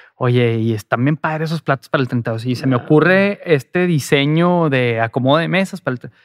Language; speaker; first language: Spanish; native; Spanish